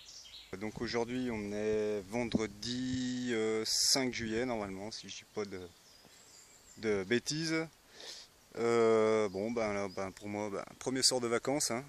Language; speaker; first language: French; native; French